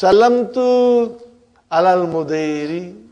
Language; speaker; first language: Arabic; non-native, fluent; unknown